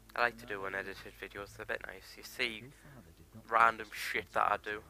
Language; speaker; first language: English; native; English